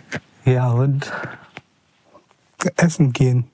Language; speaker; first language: German; non-native, fluent; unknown